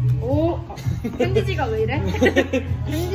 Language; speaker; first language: Korean; native; Korean